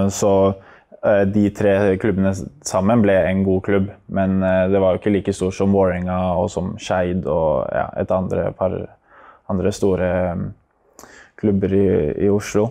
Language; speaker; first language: Norwegian; native; Norwegian